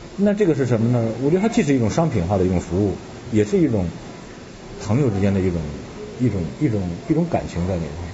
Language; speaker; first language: Chinese; native; Chinese